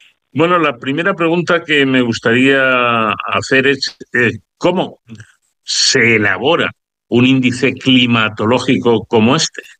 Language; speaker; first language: Spanish; native; Spanish